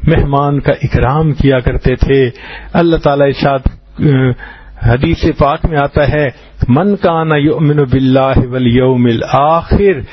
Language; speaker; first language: Urdu; native; Urdu